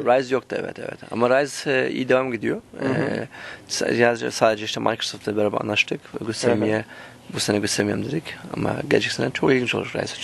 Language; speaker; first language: Turkish; early bilingual, heritage; Turkish